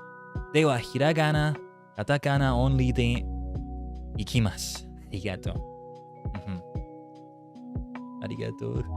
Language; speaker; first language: Japanese; non-native, learner; English